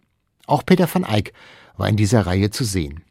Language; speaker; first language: German; native; German